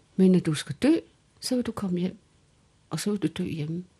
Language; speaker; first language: Danish; early bilingual, other home language; Kalaallisut